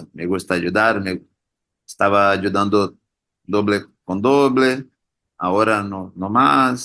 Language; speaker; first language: Spanish; non-native, learner; Portuguese